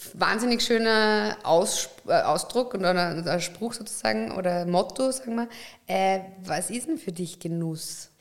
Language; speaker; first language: German; native; German